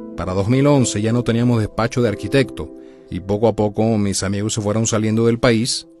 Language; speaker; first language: Spanish; native; Spanish